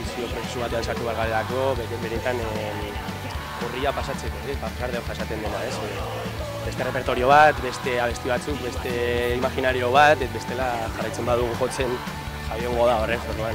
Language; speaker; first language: Basque; native; Basque